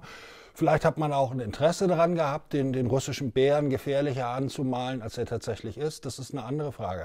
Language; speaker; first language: German; native; German